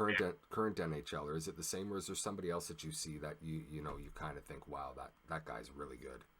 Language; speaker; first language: English; native; English